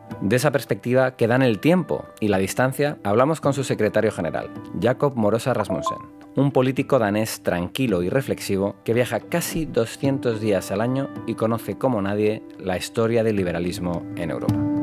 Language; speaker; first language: Spanish; native; Spanish